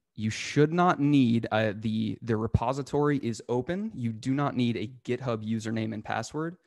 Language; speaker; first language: English; native; English